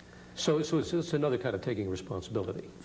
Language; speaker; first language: English; native; English